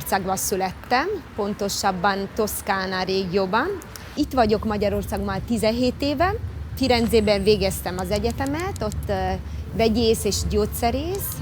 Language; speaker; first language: Hungarian; non-native, fluent; Italian